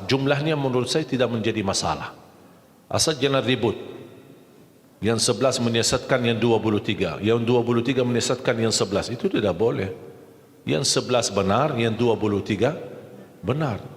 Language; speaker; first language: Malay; non-native, fluent; Arabic